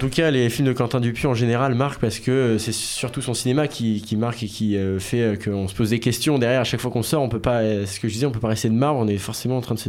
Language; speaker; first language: French; native; French